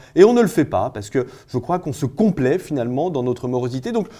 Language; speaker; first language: French; native; French